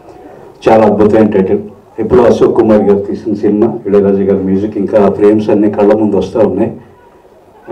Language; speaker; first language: Telugu; native; Telugu